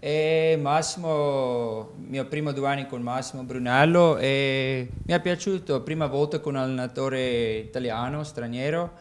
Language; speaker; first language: Italian; non-native, learner; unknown